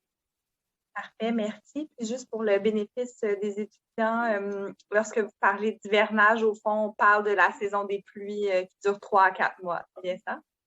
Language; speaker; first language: French; native; French